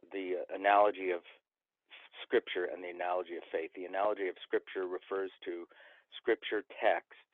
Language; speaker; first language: English; native; English